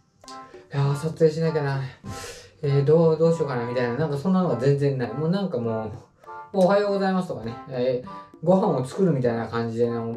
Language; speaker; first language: Japanese; native; Japanese